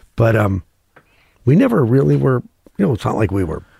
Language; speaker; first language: English; native; English